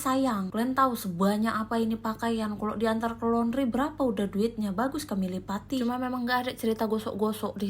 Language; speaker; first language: Indonesian; native; Indonesian